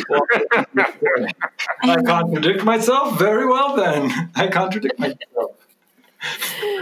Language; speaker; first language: English; native; English